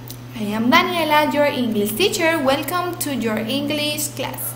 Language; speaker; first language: English; non-native, fluent; Spanish